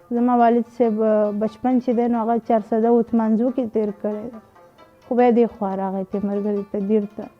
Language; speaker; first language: Pashto; non-native, local second language; Urdu